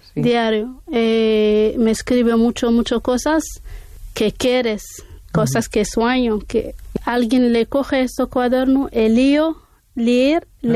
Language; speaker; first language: Spanish; non-native, learner; Arabic